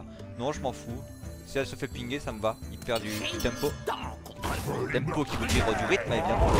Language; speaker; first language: French; native; French